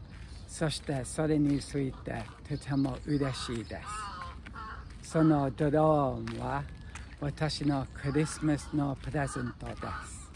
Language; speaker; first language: Japanese; non-native, learner; English